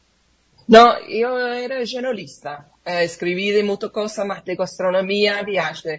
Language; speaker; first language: Portuguese; non-native, fluent; English